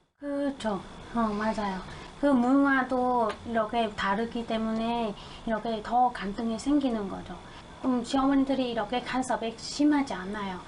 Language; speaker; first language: Korean; non-native, fluent; Vietnamese